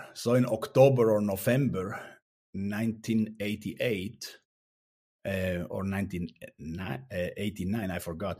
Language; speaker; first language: English; non-native, fluent; Swiss German